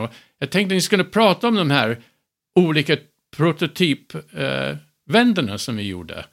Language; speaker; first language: Swedish; non-native, fluent; English